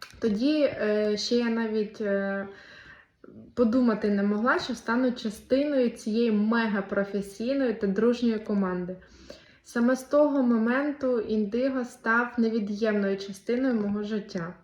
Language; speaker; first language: Ukrainian; native; Ukrainian